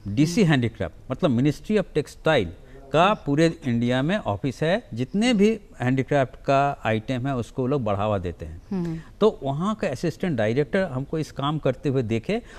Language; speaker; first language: Hindi; native; Hindi